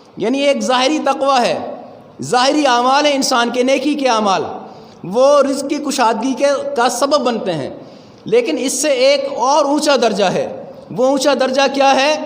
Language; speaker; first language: Urdu; non-native, local second language; Sindhi